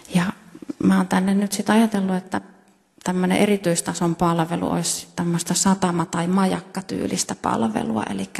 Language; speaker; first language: Finnish; native; Finnish